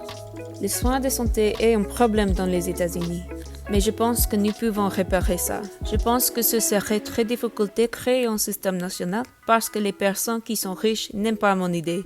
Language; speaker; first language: French; non-native, learner; English